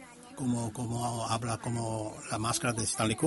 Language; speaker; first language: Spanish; non-native, learner; Italian